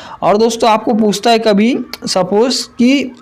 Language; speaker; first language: Hindi; native; Hindi